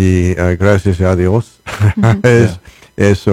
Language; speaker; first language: Spanish; non-native, learner; English